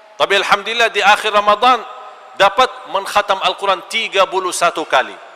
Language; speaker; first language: Malay; non-native, fluent; Arabic